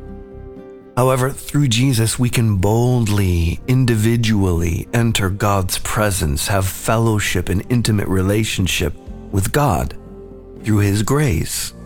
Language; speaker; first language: English; native; English